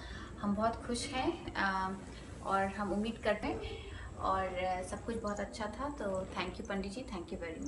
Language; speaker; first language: Hindi; native; Hindi